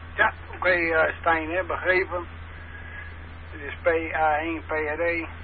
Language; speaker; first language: Dutch; native; Dutch